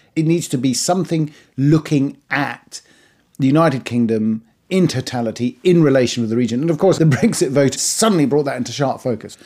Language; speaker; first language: English; early bilingual, other home language; Persian